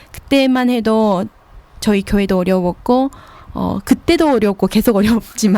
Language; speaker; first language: Korean; early bilingual, heritage; Korean